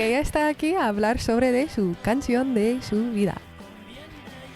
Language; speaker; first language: Spanish; non-native, learner; English